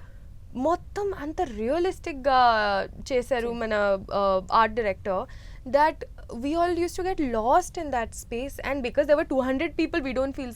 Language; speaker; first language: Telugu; non-native, learner; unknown